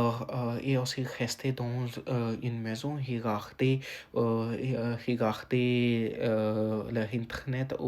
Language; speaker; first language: French; non-native, learner; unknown